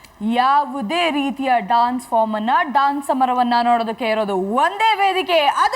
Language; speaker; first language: Kannada; native; Kannada